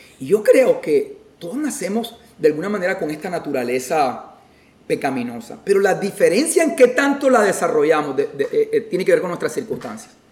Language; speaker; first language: Spanish; native; Spanish